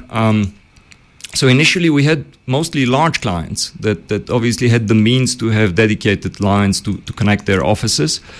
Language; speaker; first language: English; early bilingual, other home language; Bulgarian